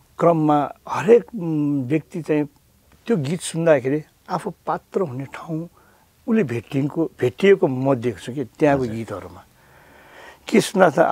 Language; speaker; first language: Nepali; non-native, local second language; Newari